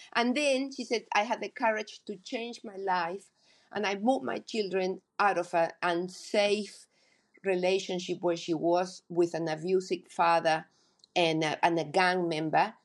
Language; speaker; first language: English; non-native, fluent; Spanish